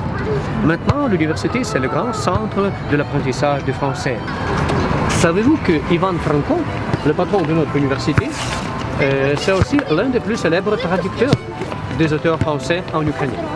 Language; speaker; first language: French; non-native, fluent; Ukrainian